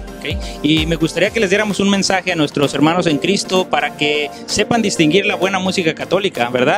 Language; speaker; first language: Spanish; native; Spanish